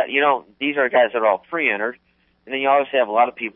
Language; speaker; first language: English; native; English